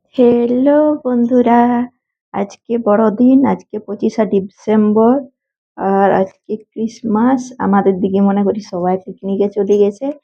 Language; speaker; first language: Bangla; non-native, local second language; Santali